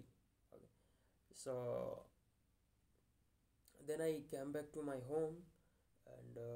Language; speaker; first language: English; non-native, learner; Hindi